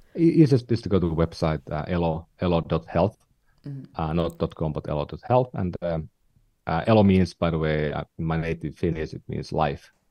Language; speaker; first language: English; non-native, fluent; Finnish